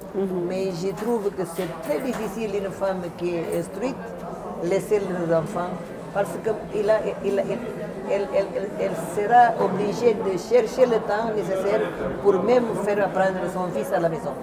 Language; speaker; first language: French; non-native, fluent; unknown